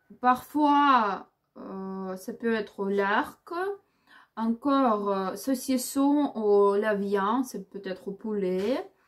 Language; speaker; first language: French; non-native, learner; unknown